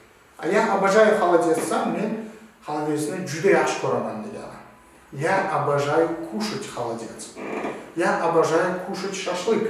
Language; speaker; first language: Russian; non-native, local second language; Uzbek